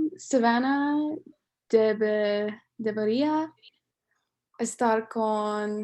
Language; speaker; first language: Spanish; non-native, learner; English